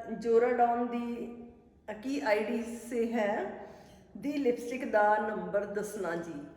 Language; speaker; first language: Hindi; non-native, local second language; Punjabi